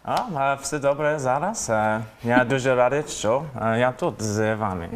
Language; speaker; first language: Ukrainian; non-native, learner; English